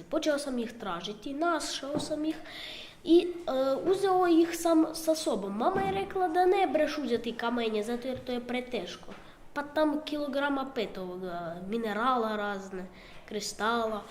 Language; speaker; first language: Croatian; non-native, learner; Ukrainian